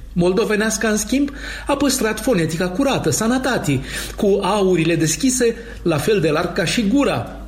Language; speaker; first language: Romanian; native; Romanian